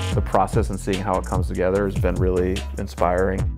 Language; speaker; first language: English; native; English